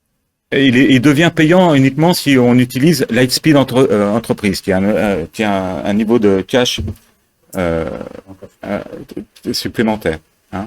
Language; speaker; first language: French; native; French